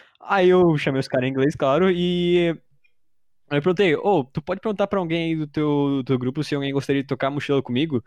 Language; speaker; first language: Portuguese; early bilingual, heritage; Portuguese